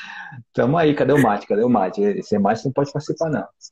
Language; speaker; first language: Portuguese; native; Portuguese